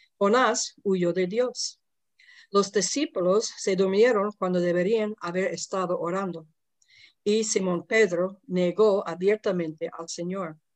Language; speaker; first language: Spanish; non-native, fluent; English